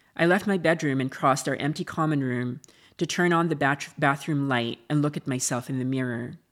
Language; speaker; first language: English; non-native, local second language; Filipino